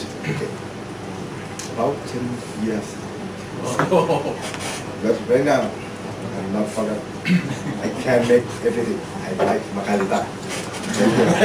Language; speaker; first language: English; non-native, learner; Thai